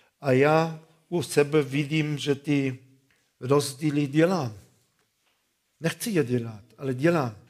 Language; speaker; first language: Czech; non-native, fluent; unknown